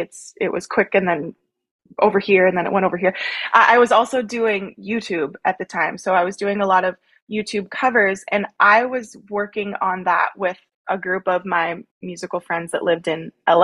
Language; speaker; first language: English; native; English